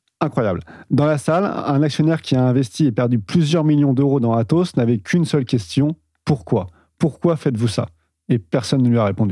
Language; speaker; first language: French; native; French